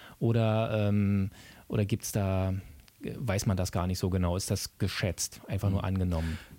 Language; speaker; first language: German; native; German